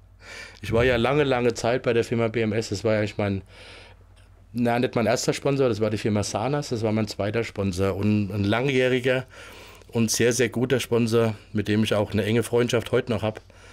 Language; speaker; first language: German; native; German